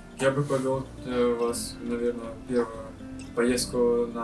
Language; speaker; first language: Russian; native; Russian